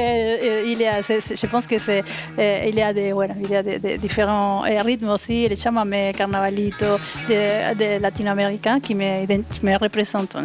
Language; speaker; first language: French; non-native, learner; Spanish